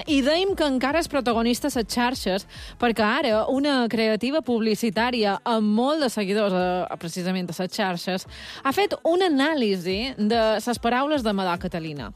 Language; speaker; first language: Catalan; native; Catalan